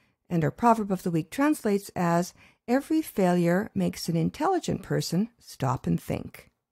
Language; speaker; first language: English; native; English